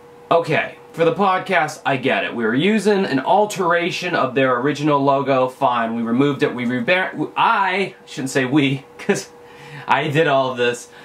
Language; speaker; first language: English; native; English